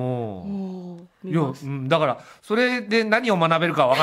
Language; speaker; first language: Japanese; native; Japanese